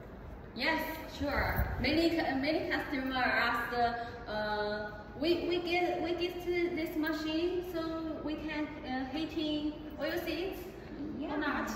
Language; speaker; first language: English; non-native, learner; Chinese